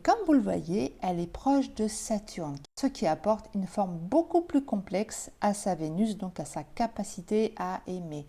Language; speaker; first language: French; native; French